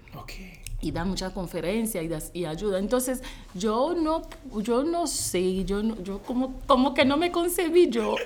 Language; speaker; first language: Spanish; non-native, fluent; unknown